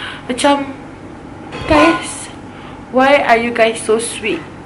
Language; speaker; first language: English; non-native, local second language; Malay